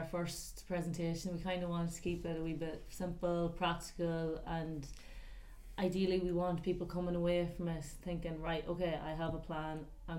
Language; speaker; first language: English; native; English